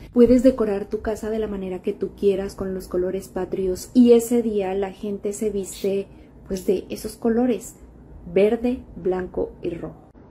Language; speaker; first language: Spanish; native; Spanish